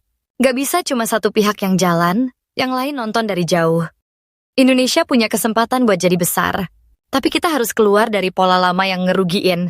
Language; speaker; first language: Indonesian; native; Indonesian